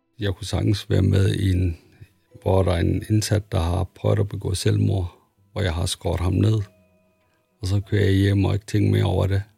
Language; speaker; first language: Danish; early bilingual, other home language; Arabic